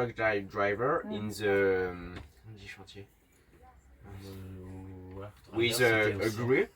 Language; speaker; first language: English; non-native, learner; French